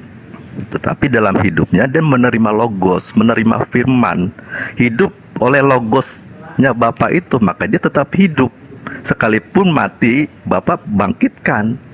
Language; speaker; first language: Indonesian; native; Indonesian